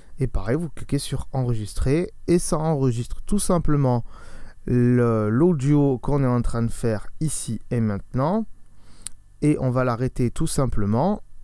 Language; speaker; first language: French; native; French